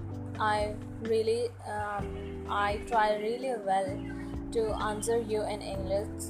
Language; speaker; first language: English; non-native, local second language; Hindi